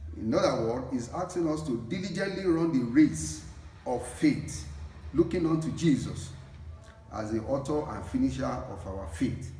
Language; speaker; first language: English; non-native, local second language; Yoruba